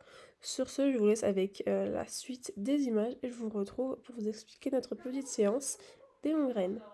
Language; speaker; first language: French; native; French